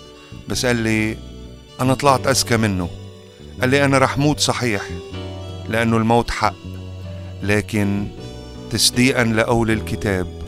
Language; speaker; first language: Arabic; native; Arabic